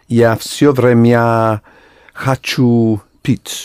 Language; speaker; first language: Russian; non-native, learner; English